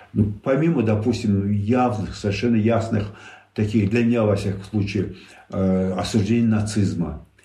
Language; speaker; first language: Russian; non-native, local second language; Tajik